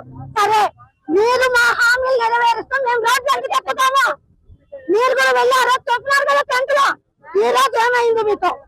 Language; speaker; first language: Telugu; native; Telugu